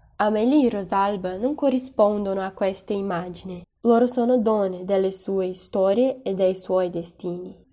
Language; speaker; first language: Italian; non-native, fluent; Portuguese